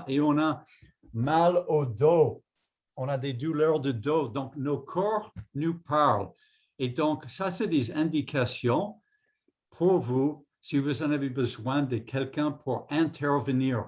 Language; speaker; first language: French; non-native, fluent; English